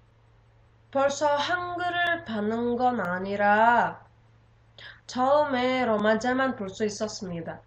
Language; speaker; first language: Korean; non-native, learner; Indonesian